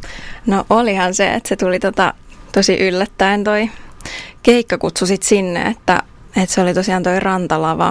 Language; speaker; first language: Finnish; native; Finnish